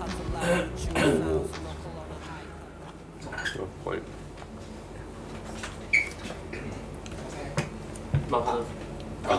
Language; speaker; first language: Japanese; native; Japanese